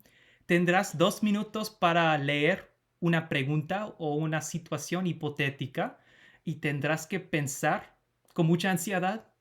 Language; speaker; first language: Spanish; non-native, fluent; English